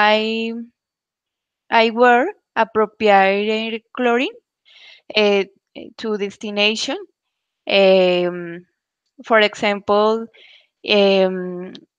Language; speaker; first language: English; non-native, learner; Spanish